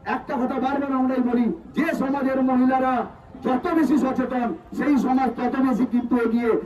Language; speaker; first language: Bangla; non-native, local second language; Santali